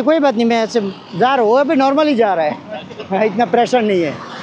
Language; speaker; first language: Hindi; non-native, learner; Bangla